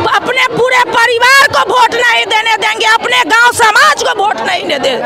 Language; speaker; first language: Hindi; native; Hindi